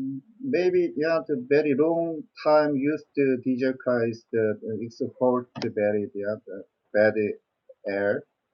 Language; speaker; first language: English; non-native, learner; Korean